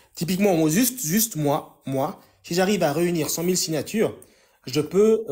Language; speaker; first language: French; native; French